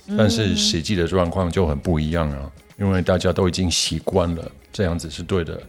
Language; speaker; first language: Chinese; non-native, fluent; German